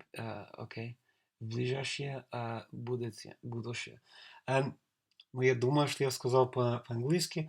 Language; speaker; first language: Russian; non-native, learner; English